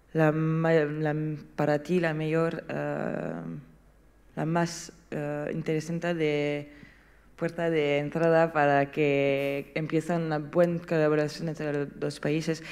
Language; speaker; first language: Spanish; non-native, learner; French